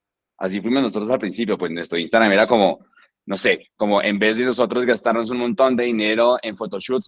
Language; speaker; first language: Spanish; native; Spanish